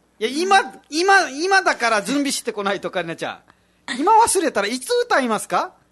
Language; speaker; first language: Japanese; non-native, fluent; Nepali